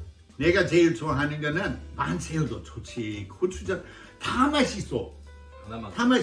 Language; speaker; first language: Korean; non-native, fluent; English